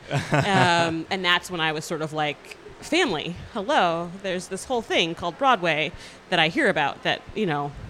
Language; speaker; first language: English; native; English